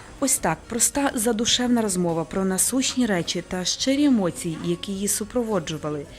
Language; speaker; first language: Ukrainian; native; Ukrainian